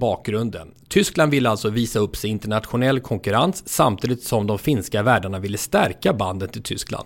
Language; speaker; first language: Swedish; native; Swedish